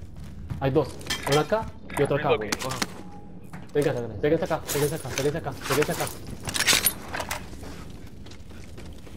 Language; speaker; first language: Spanish; native; Spanish